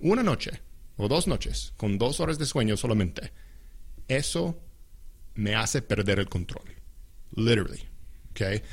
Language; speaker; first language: Spanish; non-native, fluent; English